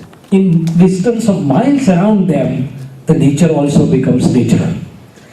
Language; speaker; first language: English; non-native, local second language; Gujarati